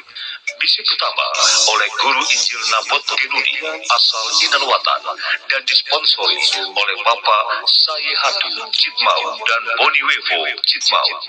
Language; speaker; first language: Indonesian; native; Indonesian